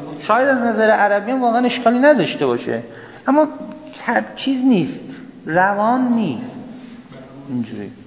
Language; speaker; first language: Persian; non-native, local second language; Azerbaijani